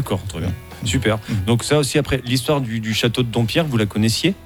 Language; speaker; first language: French; native; French